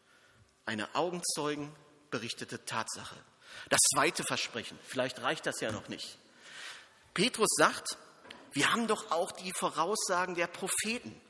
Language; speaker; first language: German; native; German